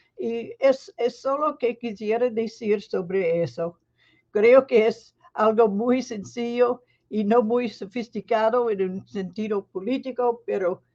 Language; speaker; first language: Spanish; non-native, fluent; English